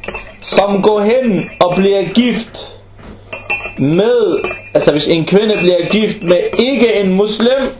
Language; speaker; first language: Danish; non-native, fluent; Arabic